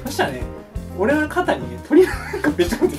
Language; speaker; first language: Japanese; native; Japanese